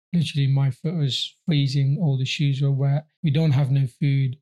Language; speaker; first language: English; early bilingual, other home language; Persian